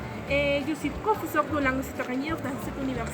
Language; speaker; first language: French; non-native, fluent; Spanish